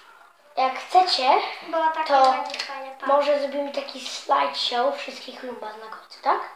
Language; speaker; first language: Polish; early bilingual, heritage; Polish